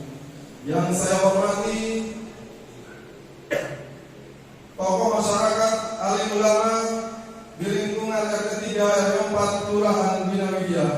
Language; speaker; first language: Indonesian; native; Indonesian